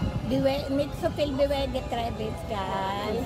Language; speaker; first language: German; non-native, learner; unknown